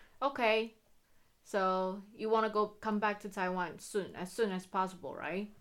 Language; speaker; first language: English; non-native, fluent; Chinese